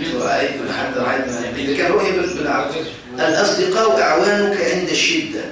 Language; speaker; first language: Arabic; native; Arabic